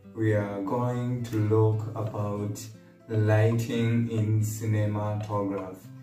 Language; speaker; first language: English; non-native, local second language; Swahili